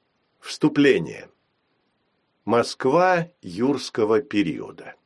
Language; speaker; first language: Russian; native; Russian